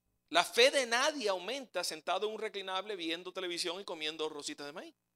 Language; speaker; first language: Spanish; native; Spanish